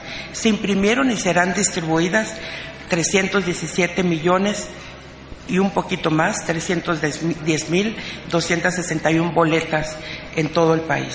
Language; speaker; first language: Spanish; native; Spanish